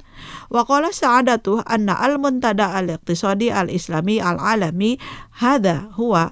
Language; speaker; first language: Arabic; non-native, fluent; Indonesian